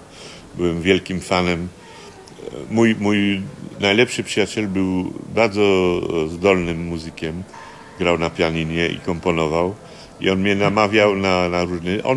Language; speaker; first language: Polish; non-native, fluent; French